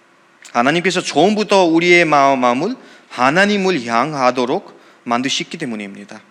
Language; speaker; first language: Korean; non-native, fluent; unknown